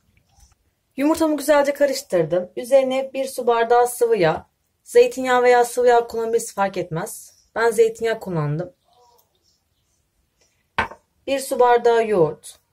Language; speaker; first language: Turkish; native; Turkish